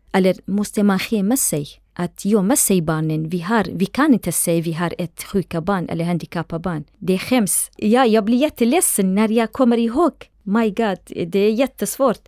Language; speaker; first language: Swedish; non-native, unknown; Central Kurdish